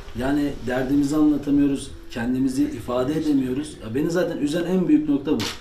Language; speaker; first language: Turkish; native; Turkish